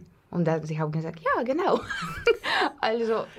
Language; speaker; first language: German; non-native, learner; Russian